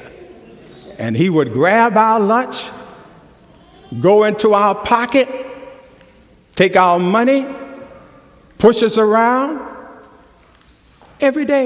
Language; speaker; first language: English; native; English